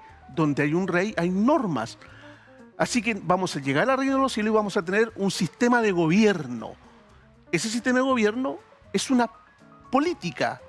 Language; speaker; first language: Spanish; native; Spanish